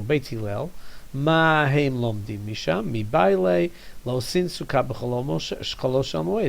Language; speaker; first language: Hebrew; non-native, fluent; English